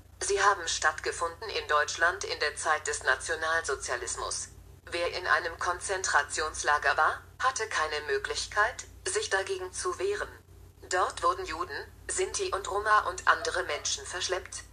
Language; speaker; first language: German; non-native, learner; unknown